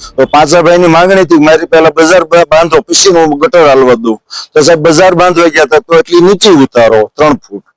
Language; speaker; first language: Gujarati; native; Gujarati